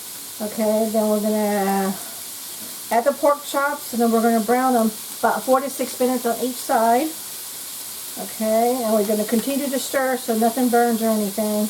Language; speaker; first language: English; native; English